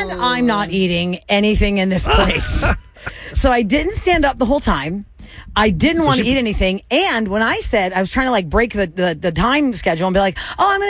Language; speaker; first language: English; native; English